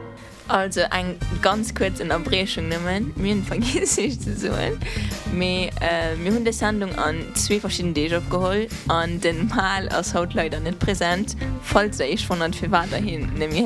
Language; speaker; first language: German; non-native, local second language; Luxembourgish